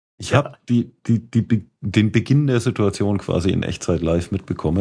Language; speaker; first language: German; native; German